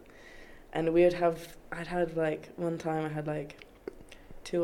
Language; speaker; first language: English; native; English